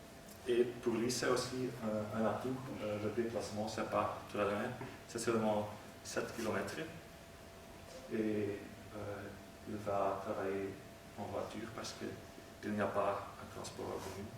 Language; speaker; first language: French; non-native, learner; Dutch